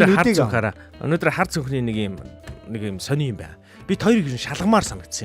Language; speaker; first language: Mongolian; native; Mongolian